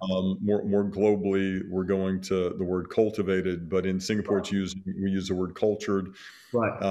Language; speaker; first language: English; native; English